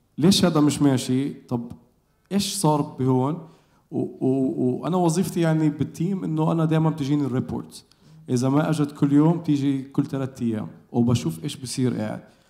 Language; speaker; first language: Arabic; native; Arabic